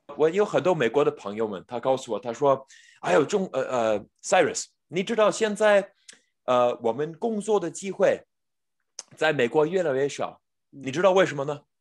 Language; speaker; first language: Chinese; non-native, fluent; English